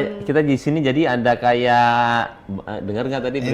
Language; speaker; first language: Indonesian; native; Indonesian